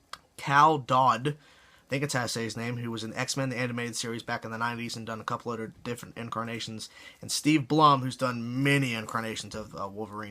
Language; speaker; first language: English; native; English